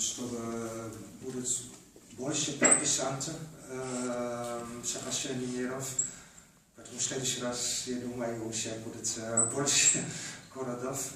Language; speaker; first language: Russian; non-native, learner; Polish